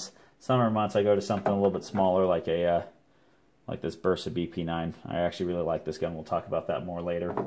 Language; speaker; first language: English; native; English